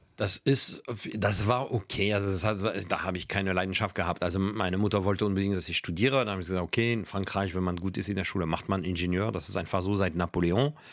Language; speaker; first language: German; non-native, fluent; French